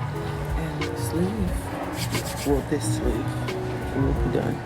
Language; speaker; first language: English; native; English